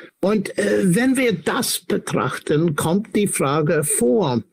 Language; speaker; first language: German; non-native, fluent; English